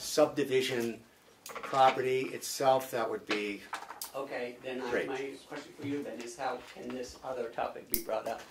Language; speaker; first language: English; native; English